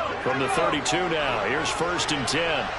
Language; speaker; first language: English; native; English